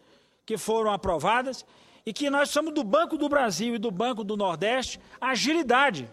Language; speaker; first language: Portuguese; native; Portuguese